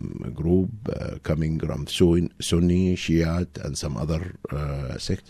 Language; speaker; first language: English; non-native, fluent; Arabic